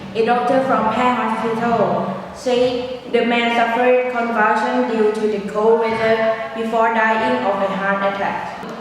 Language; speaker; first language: English; non-native, fluent; Thai